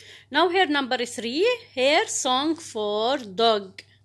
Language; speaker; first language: English; non-native, learner; Arabic